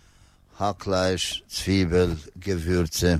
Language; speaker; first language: German; non-native, fluent; Albanian